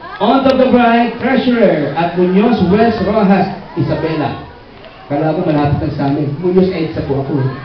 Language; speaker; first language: Filipino; native; Filipino